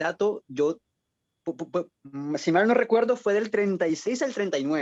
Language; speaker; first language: Spanish; native; Spanish